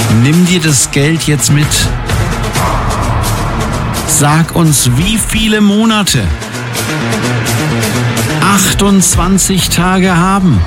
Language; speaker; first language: German; native; German